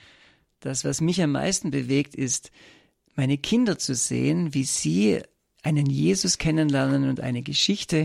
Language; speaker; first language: German; native; German